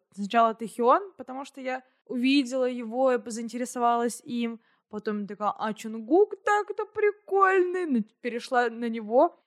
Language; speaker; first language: Russian; native; Russian